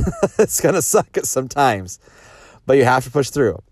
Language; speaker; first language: English; native; English